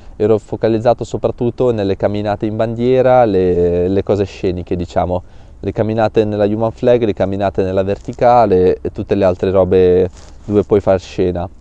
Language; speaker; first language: Italian; early bilingual, other home language; Russian